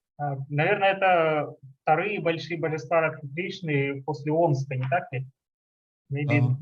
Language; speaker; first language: Russian; native; Russian